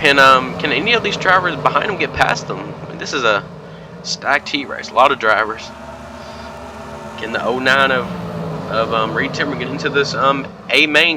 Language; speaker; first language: English; native; English